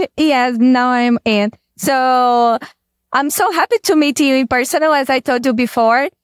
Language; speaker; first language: English; non-native, fluent; Portuguese